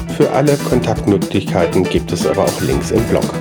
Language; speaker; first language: German; native; German